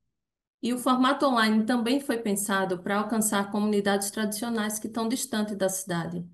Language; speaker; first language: Portuguese; native; Portuguese